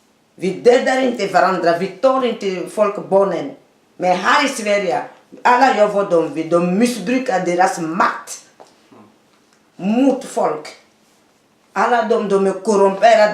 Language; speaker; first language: Swedish; non-native, fluent; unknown